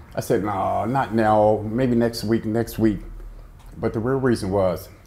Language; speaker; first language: English; native; English